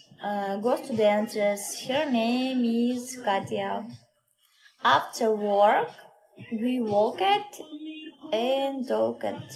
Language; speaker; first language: English; non-native, learner; Russian